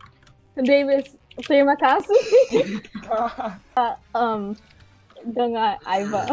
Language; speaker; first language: Indonesian; early bilingual, heritage; Indonesian